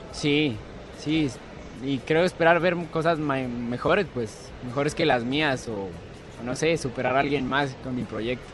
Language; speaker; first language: Spanish; native; Spanish